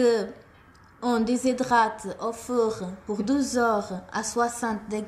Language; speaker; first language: French; non-native, fluent; Portuguese